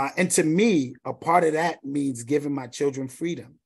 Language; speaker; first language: English; native; English